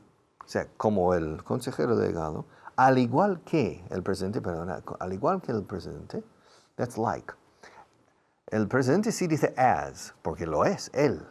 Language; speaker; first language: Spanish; non-native, fluent; English